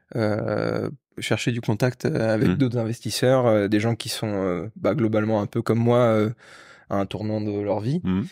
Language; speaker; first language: French; native; French